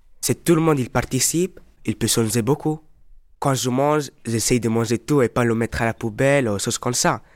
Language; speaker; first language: French; non-native, learner; Arabic